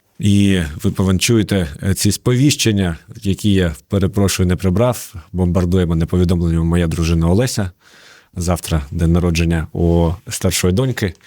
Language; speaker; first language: Ukrainian; native; Ukrainian